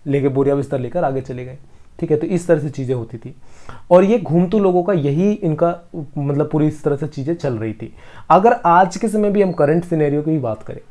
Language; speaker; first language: Hindi; native; Hindi